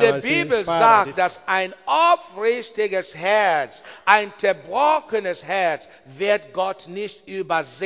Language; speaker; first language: German; non-native, learner; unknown